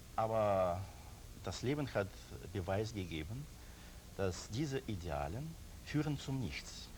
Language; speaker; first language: German; non-native, learner; Russian